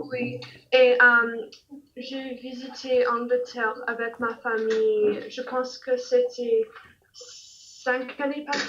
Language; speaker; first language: French; non-native, learner; English